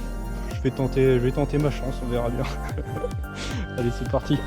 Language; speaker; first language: French; native; French